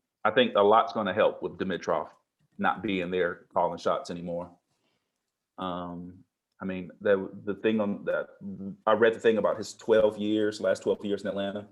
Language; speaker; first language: English; native; English